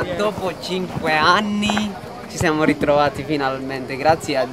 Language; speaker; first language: Italian; non-native, learner; Somali